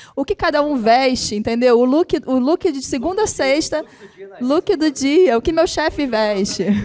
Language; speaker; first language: Portuguese; native; Portuguese